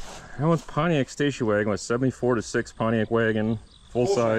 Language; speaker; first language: English; native; English